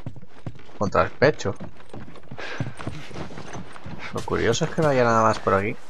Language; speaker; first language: Spanish; native; Spanish